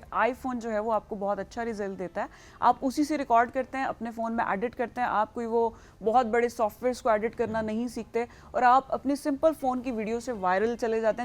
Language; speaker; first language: Urdu; non-native, local second language; Punjabi